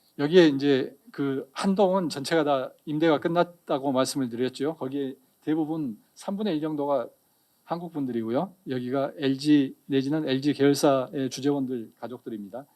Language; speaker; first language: Korean; native; Korean